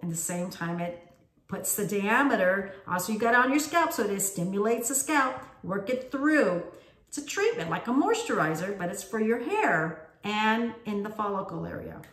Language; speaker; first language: English; native; English